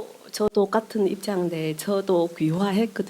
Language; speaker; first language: Korean; non-native, learner; Vietnamese